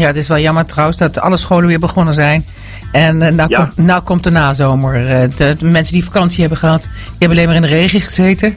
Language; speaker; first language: Dutch; native; Dutch